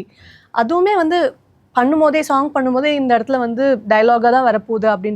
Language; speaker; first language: Tamil; native; Tamil